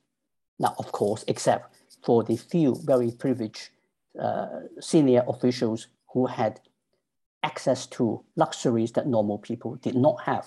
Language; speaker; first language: English; non-native, local second language; Cantonese